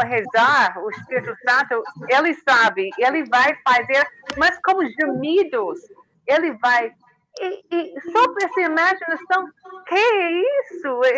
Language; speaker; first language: Portuguese; non-native, learner; English